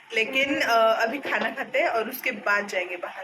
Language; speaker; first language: Hindi; non-native, local second language; Marathi